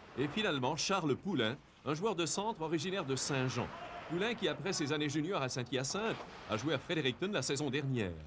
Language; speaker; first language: French; native; French